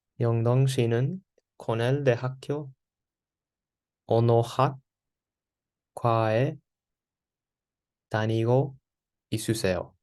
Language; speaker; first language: Korean; non-native, learner; English